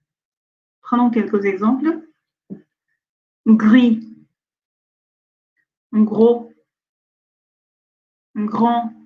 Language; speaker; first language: French; non-native, fluent; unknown